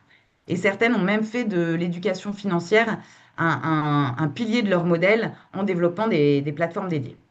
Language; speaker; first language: French; native; French